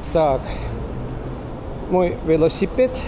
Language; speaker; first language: Russian; non-native, local second language; Estonian